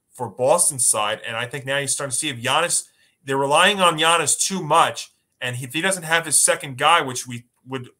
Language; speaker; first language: English; native; English